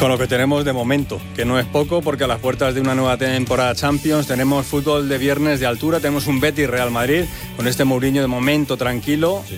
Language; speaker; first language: Spanish; native; Spanish